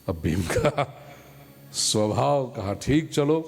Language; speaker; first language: Hindi; non-native, local second language; Gujarati